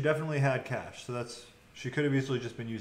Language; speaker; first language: English; native; English